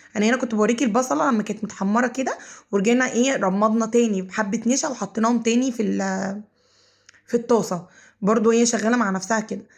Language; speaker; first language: Egyptian Arabic; native; Egyptian Arabic